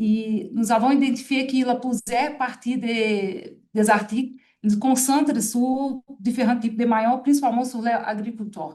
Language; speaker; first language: French; non-native, fluent; Portuguese